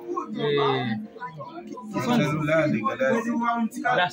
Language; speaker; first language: Spanish; non-native, learner; Haitian Creole